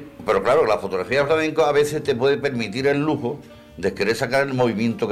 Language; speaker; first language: Spanish; native; Spanish